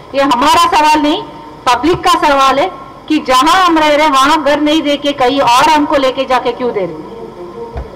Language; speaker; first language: Hindi; non-native, local second language; Telugu